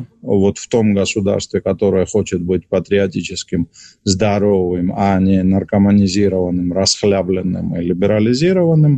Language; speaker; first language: Russian; non-native, local second language; Georgian